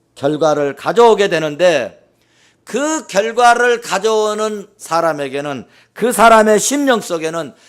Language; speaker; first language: Korean; native; Korean